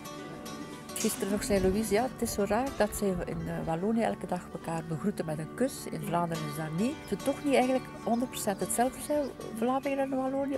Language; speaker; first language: Dutch; native; Dutch